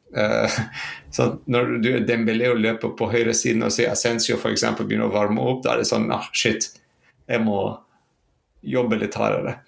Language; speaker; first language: Norwegian; non-native, fluent; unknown